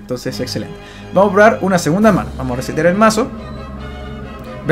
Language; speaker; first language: Spanish; native; Spanish